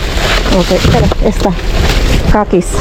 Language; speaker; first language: Spanish; non-native, learner; Filipino